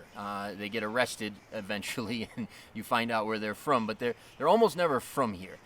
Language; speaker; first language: English; native; English